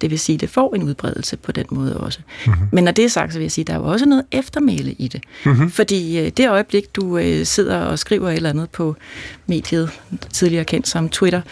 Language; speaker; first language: Danish; native; Danish